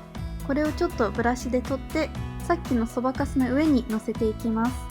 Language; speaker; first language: Japanese; native; Japanese